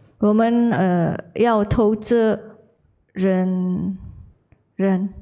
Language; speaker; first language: Chinese; non-native, learner; Indonesian